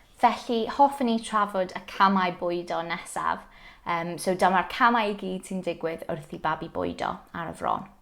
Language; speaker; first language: Welsh; non-native, local second language; English